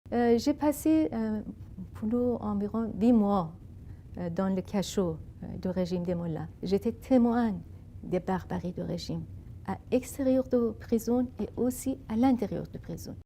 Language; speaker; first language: French; non-native, fluent; Persian